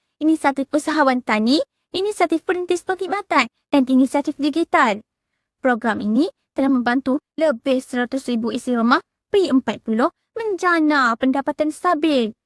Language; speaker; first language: Malay; native; Malay